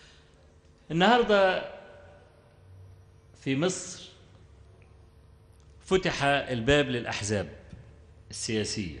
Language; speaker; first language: Arabic; native; Arabic